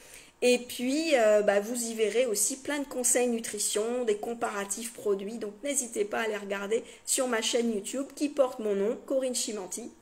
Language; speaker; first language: French; native; French